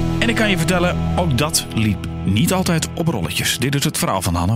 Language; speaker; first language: Dutch; native; Dutch